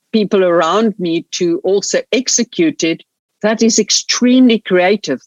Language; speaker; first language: English; non-native, local second language; Afrikaans